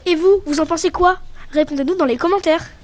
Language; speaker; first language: French; native; French